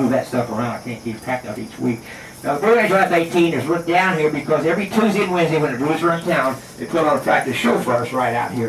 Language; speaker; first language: English; native; English